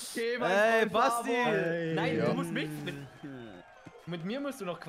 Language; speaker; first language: German; native; German